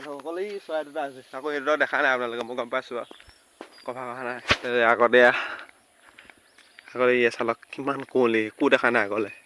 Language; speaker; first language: Assamese; native; Assamese